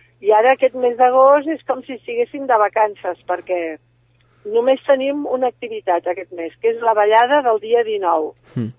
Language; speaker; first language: Catalan; native; Catalan